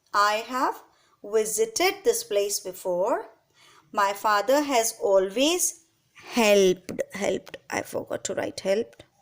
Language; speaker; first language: English; non-native, local second language; Hindi